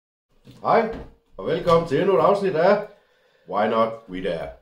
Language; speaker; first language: Danish; native; Danish